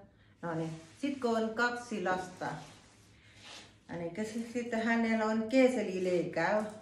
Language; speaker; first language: Finnish; non-native, learner; Thai